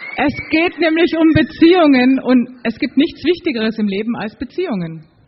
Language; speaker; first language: German; native; German